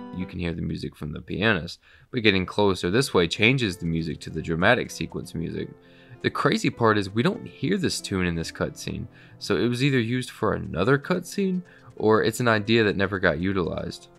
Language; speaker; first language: English; native; English